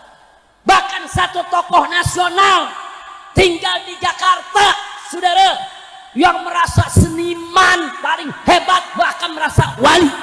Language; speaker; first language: Indonesian; native; Indonesian